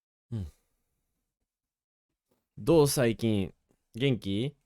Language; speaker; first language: Japanese; non-native, fluent; English